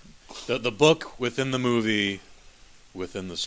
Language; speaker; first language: English; native; English